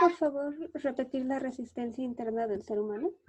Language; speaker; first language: Spanish; native; Spanish